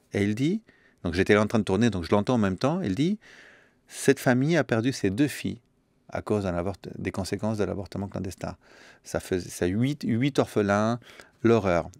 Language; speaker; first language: French; early bilingual, other home language; Spanish